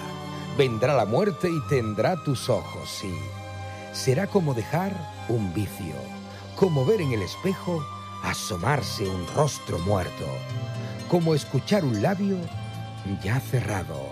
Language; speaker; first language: Spanish; native; Spanish